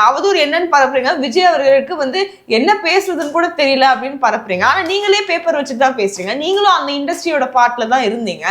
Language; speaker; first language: Tamil; native; Tamil